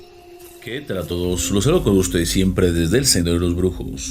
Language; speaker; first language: Spanish; native; Spanish